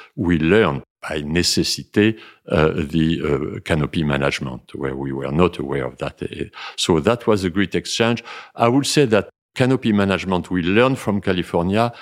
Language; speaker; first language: English; non-native, fluent; French